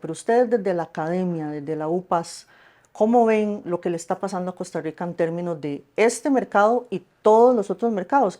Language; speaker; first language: Spanish; native; Spanish